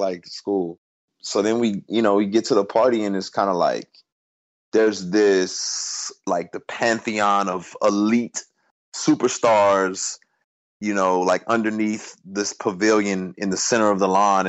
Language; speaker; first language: English; native; English